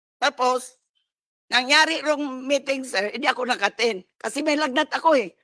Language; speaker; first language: Filipino; non-native, local second language; Cebuano